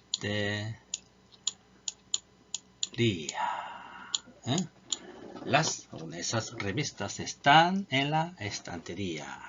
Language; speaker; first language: Spanish; non-native, fluent; Korean